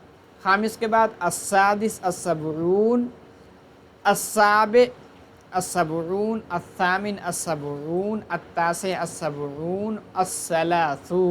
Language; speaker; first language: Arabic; non-native, fluent; Urdu